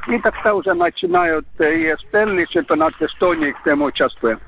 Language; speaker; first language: Russian; non-native, learner; Estonian